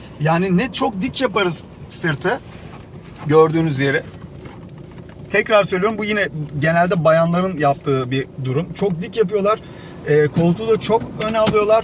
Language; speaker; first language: Turkish; native; Turkish